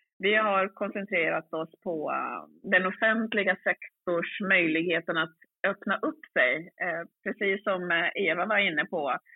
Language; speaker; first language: Swedish; early bilingual, other home language; Swahili